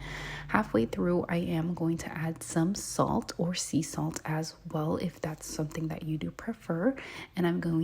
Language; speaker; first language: English; early bilingual, other home language; Spanish